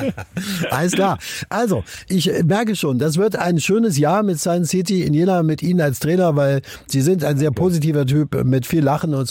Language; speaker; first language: German; native; German